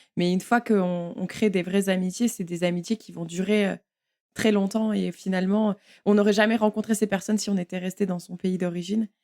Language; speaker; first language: French; native; French